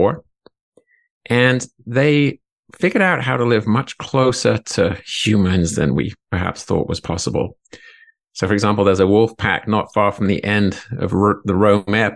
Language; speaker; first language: English; native; English